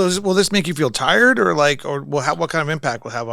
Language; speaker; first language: English; native; English